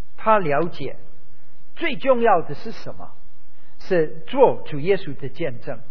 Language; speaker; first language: Chinese; non-native, fluent; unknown